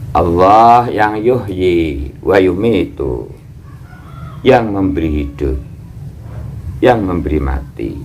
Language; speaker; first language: Indonesian; native; Indonesian